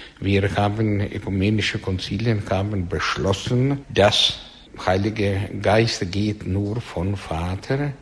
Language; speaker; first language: German; non-native, learner; Russian